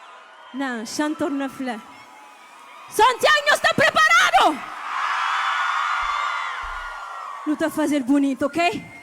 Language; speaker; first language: Portuguese; non-native, local second language; Kabuverdianu